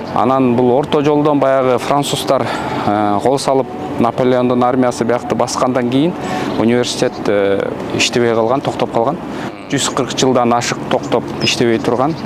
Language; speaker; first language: Kyrgyz; native; Kyrgyz